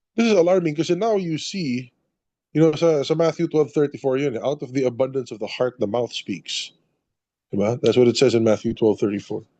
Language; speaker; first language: English; non-native, local second language; Filipino